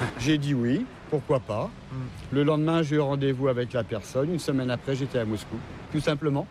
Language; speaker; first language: French; native; French